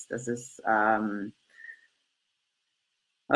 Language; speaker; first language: German; non-native, learner; English